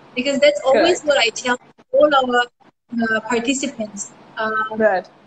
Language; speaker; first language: English; non-native, fluent; Armenian